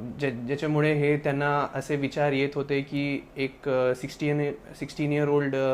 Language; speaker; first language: Marathi; non-native, local second language; Sindhi